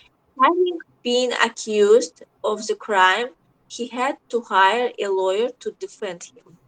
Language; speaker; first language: English; non-native, learner; Azerbaijani